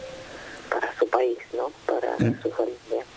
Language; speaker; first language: Spanish; non-native, fluent; Ukrainian